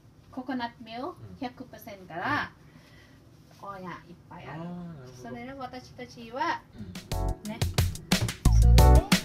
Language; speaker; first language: Japanese; non-native, learner; Thai